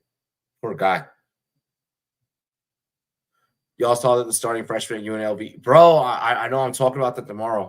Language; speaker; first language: English; native; English